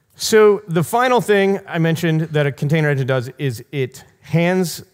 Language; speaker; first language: English; native; English